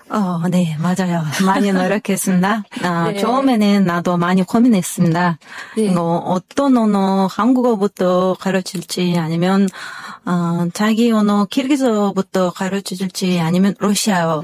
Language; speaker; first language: Korean; non-native, fluent; Kyrgyz